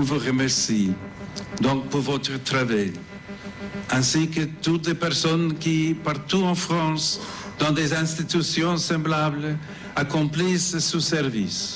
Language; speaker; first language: French; non-native, fluent; English